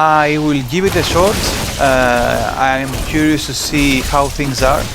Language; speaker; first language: English; non-native, fluent; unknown